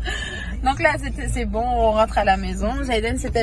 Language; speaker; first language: French; native; French